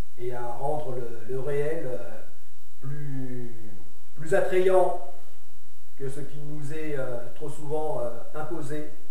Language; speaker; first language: French; native; French